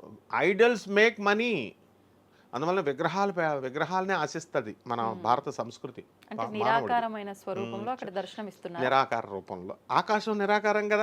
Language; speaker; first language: Telugu; native; Telugu